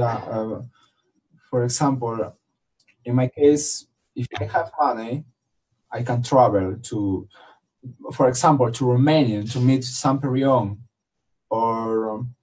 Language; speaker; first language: English; non-native, learner; Spanish